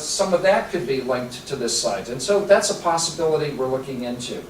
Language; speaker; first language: English; native; English